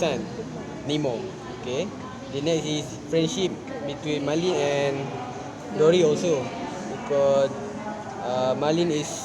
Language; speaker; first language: English; non-native, learner; Malay